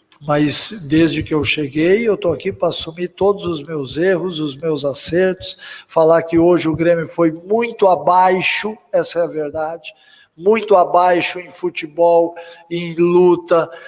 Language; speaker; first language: Portuguese; native; Portuguese